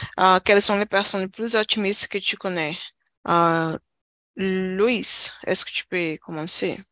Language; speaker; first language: French; non-native, learner; Portuguese